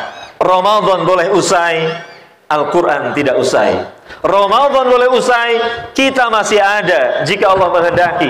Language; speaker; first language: Indonesian; native; Indonesian